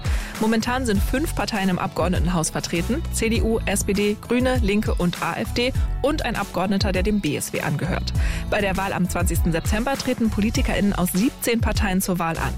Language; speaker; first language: German; native; German